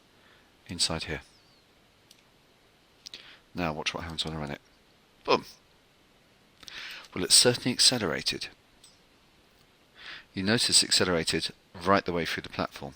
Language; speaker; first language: English; native; English